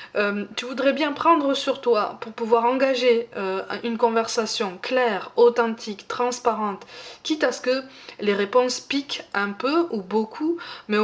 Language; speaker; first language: French; native; French